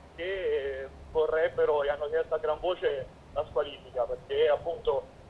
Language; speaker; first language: Italian; native; Italian